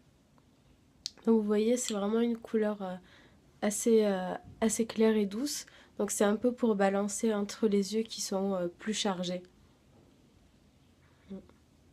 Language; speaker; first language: French; native; French